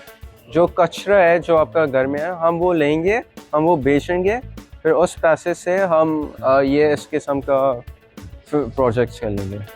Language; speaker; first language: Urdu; non-native, fluent; English